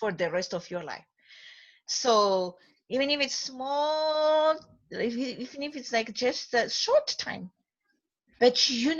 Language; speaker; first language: English; non-native, fluent; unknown